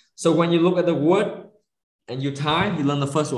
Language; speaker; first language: English; non-native, fluent; Vietnamese